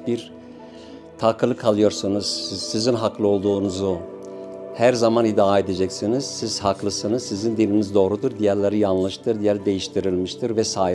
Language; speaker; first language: Turkish; non-native, local second language; Syriac